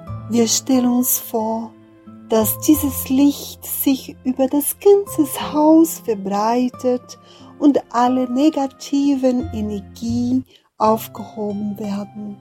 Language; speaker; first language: German; non-native, fluent; Portuguese